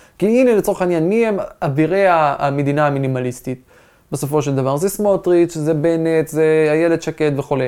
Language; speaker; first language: Hebrew; non-native, local second language; Arabic